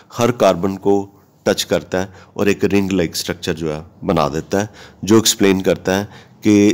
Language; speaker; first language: Hindi; native; Hindi